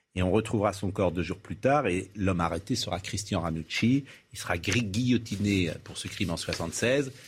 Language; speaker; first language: French; native; French